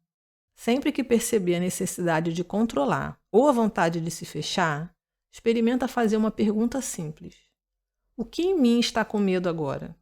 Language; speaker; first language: Portuguese; native; Portuguese